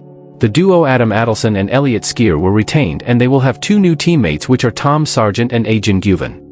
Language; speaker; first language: English; non-native, fluent; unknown